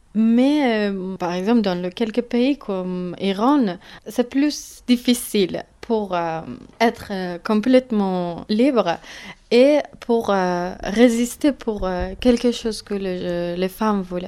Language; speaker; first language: French; non-native, learner; Persian